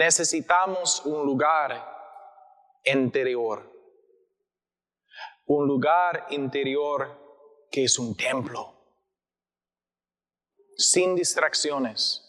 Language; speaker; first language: Spanish; non-native, learner; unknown